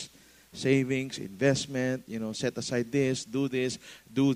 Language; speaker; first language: English; non-native, local second language; Filipino